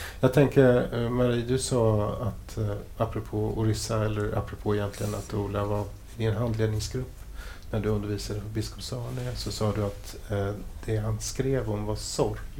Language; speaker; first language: Swedish; native; Swedish